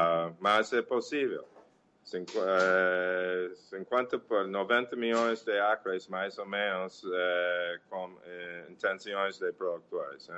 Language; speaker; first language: Portuguese; non-native, learner; English